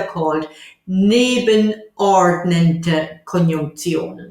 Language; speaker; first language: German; non-native, fluent; English